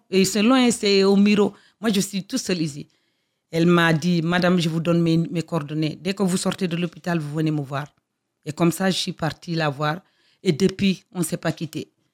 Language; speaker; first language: French; non-native, local second language; Fula